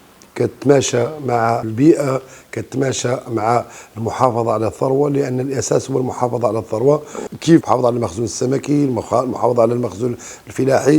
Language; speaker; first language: Arabic; native; Arabic